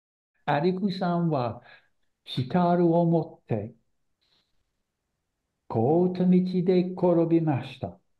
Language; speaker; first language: Japanese; non-native, learner; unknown